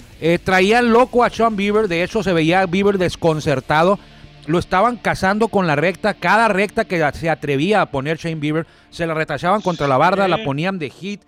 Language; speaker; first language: Spanish; native; Spanish